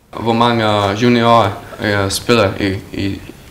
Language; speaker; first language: Danish; non-native, learner; Slovak